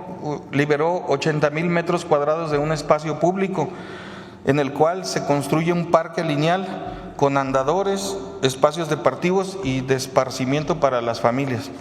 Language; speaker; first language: Spanish; native; Spanish